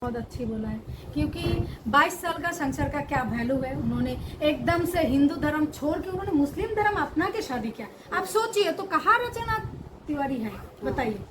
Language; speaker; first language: Hindi; non-native, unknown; Bangla